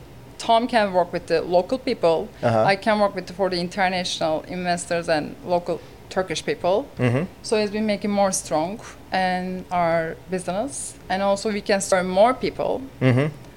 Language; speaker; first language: English; non-native, learner; Turkish